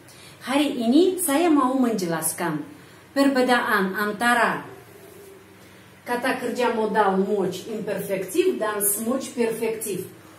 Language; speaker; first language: Indonesian; non-native, fluent; Russian